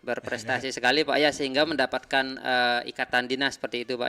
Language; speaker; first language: Indonesian; native; Indonesian